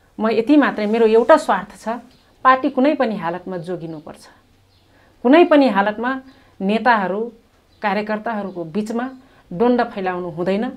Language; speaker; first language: Nepali; non-native, local second language; Rana Tharu